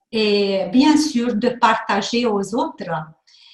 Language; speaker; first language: French; non-native, fluent; Hungarian